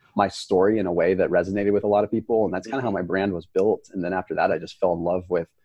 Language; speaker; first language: English; native; English